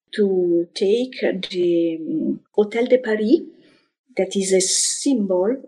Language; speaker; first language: English; non-native, fluent; Italian